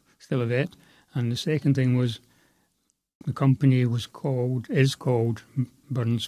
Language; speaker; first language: English; native; English